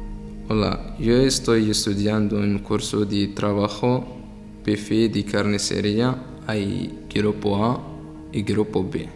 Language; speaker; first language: Spanish; non-native, learner; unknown